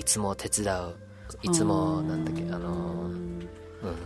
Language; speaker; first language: Japanese; non-native, learner; English